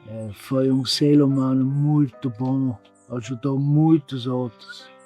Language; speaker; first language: Portuguese; non-native, fluent; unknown